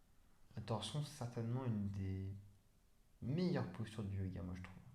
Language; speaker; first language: French; native; French